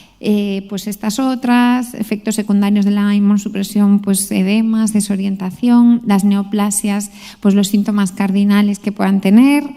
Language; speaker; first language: Spanish; native; Spanish